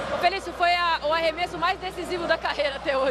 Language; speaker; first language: Portuguese; native; Portuguese